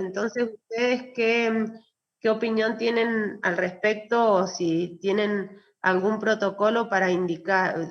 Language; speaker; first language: Spanish; native; Spanish